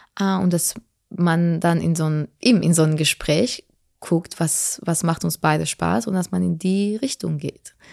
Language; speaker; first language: German; non-native, fluent; Spanish